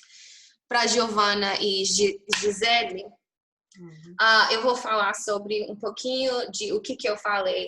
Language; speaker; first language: Portuguese; early bilingual, heritage; English